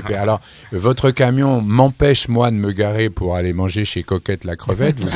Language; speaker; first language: French; native; French